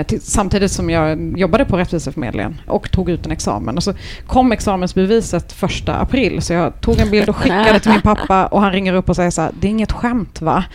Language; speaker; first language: Swedish; early bilingual, other home language; Turkish